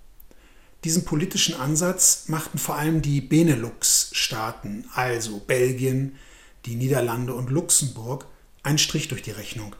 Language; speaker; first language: German; native; German